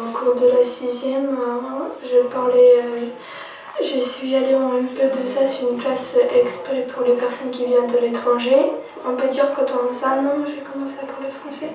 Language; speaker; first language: French; early bilingual, other home language; Romanian